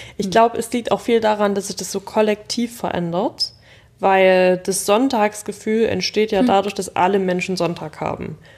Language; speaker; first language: German; native; German